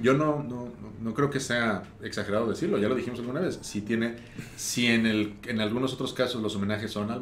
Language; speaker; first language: Spanish; native; Spanish